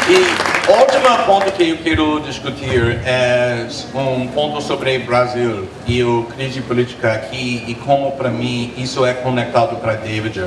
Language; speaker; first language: Portuguese; non-native, fluent; English